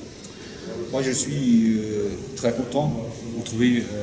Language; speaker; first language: French; non-native, learner; Turkish